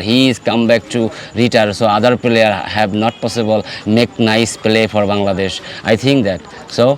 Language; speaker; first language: English; non-native, local second language; Bangla